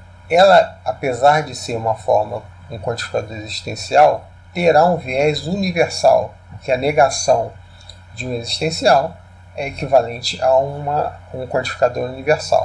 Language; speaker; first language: Portuguese; native; Portuguese